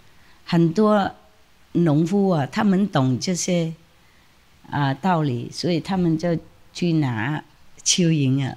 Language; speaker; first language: Chinese; non-native, fluent; Vietnamese